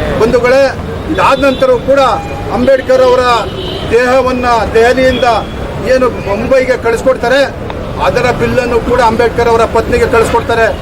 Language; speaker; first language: Kannada; native; Kannada